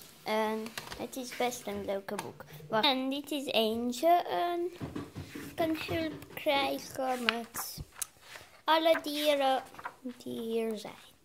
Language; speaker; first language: Dutch; early bilingual, other home language; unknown